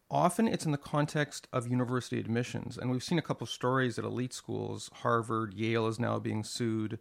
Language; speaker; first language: English; native; English